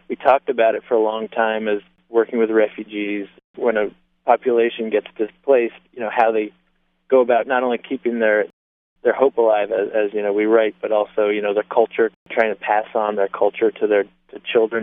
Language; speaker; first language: English; native; English